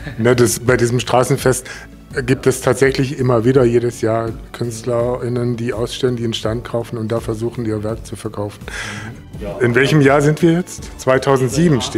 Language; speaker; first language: German; native; German